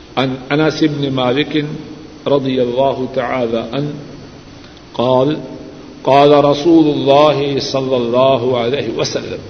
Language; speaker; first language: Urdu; non-native, local second language; Punjabi